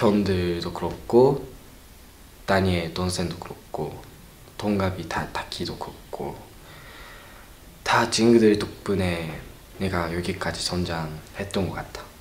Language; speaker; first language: Korean; non-native, learner; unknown